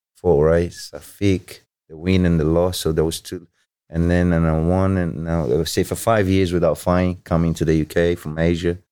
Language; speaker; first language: English; non-native, fluent; Portuguese